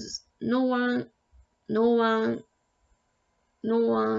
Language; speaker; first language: English; non-native, learner; Japanese